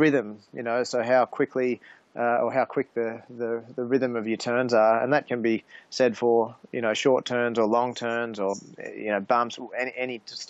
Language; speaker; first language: English; native; English